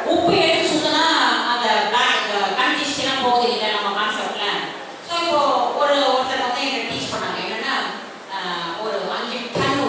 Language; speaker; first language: Tamil; native; Tamil